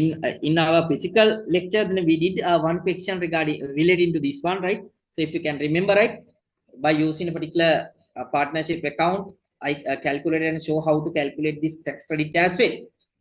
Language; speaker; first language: English; non-native, local second language; Sinhala